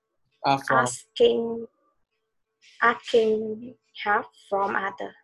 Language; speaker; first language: English; non-native, learner; Vietnamese